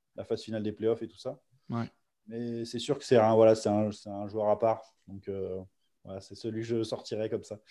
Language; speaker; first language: French; native; French